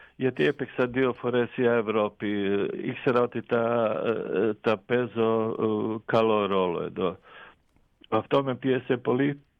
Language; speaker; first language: Greek; non-native, fluent; Croatian